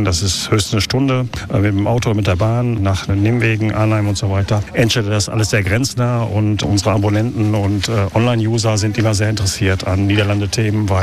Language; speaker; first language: German; native; German